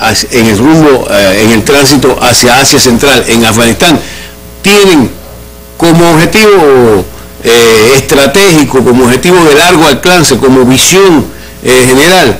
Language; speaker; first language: Spanish; native; Spanish